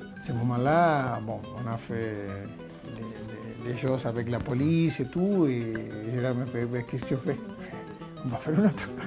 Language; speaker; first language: French; non-native, fluent; Spanish